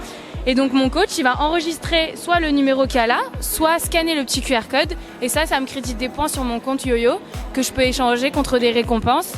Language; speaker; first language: French; native; French